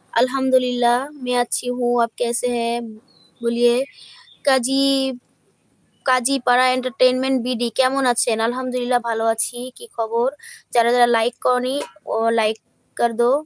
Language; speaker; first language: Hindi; non-native, learner; Bangla